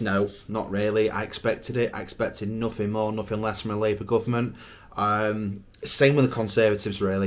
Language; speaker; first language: English; native; English